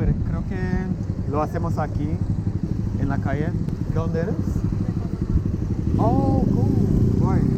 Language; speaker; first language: Spanish; non-native, learner; English